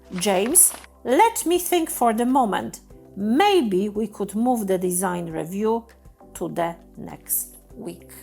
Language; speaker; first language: English; non-native, fluent; Polish